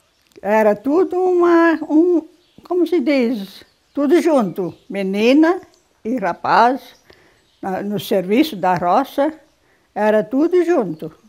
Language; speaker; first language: Portuguese; non-native, local second language; German